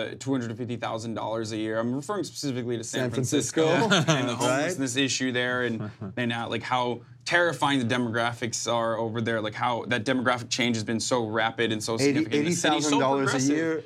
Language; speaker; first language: English; non-native, fluent; Turkish